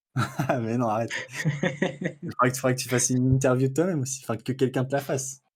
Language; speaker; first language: French; native; French